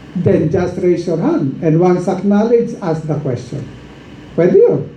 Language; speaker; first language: English; non-native, local second language; Filipino